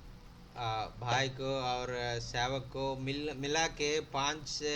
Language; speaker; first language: Hindi; non-native, local second language; Telugu